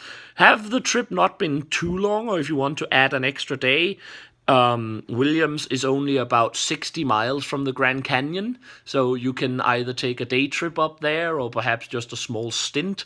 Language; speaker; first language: English; non-native, fluent; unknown